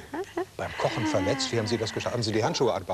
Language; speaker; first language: German; native; German